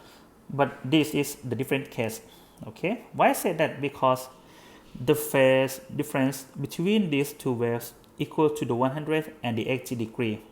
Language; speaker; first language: English; non-native, fluent; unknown